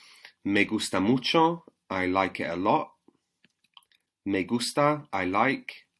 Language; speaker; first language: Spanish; non-native, fluent; English